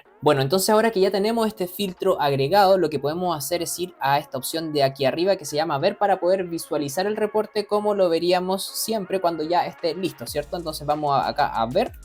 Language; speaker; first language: Spanish; native; Spanish